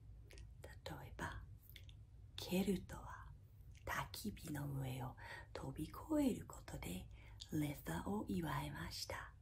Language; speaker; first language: Japanese; non-native, fluent; English